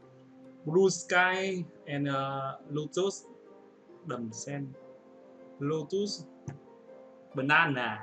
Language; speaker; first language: English; non-native, learner; Vietnamese